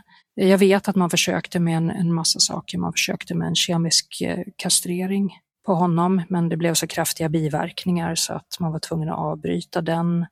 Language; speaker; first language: Swedish; native; Swedish